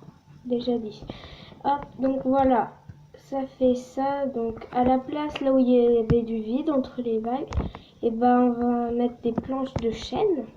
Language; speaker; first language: French; native; French